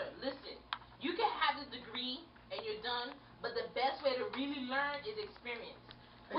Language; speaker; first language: English; early bilingual, other home language; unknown